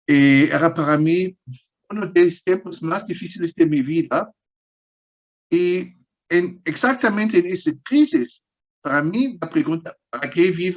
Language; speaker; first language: Spanish; non-native, fluent; German